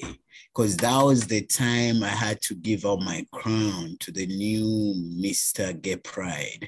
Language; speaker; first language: English; non-native, local second language; Ganda